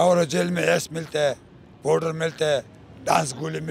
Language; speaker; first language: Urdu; non-native, local second language; Pashto